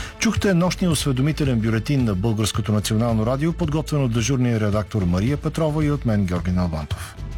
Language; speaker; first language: Bulgarian; native; Bulgarian